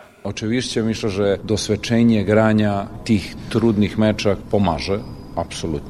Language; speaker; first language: Polish; non-native, fluent; Serbian